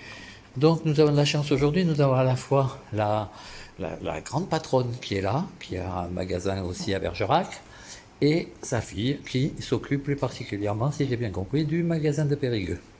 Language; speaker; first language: French; native; French